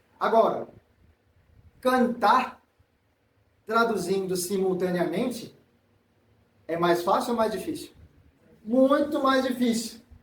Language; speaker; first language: Portuguese; non-native, fluent; Korean